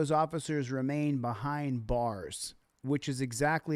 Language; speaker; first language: English; native; English